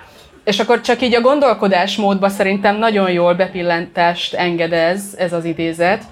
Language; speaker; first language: Hungarian; native; Hungarian